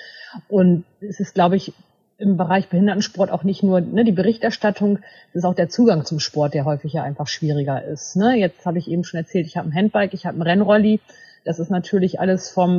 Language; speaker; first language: German; native; German